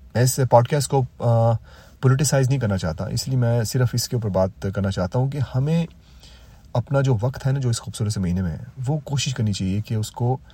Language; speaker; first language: Urdu; native; Urdu